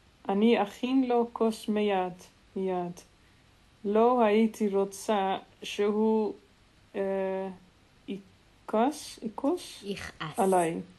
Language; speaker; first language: Hebrew; non-native, learner; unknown